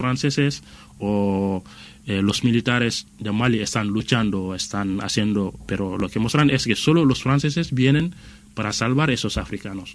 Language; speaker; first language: Spanish; non-native, fluent; Wolof